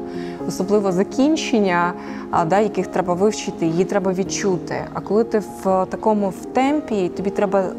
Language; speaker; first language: Ukrainian; native; Ukrainian